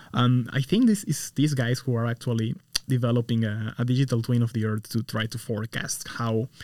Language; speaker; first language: English; non-native, fluent; Spanish